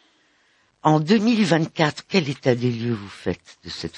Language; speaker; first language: French; native; French